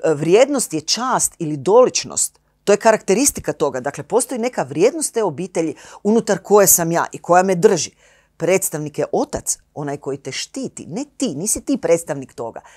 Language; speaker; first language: Croatian; native; Croatian